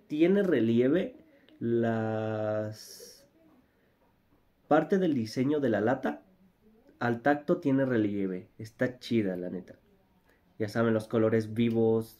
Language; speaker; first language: Spanish; native; Spanish